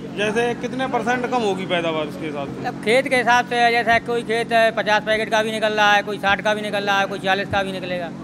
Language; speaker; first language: Hindi; native; Hindi